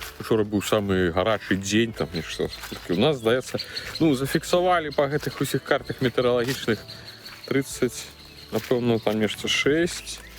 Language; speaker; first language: Belarusian; native; Belarusian